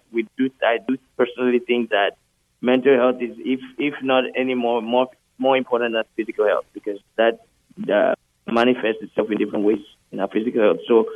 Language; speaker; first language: English; non-native, local second language; Yoruba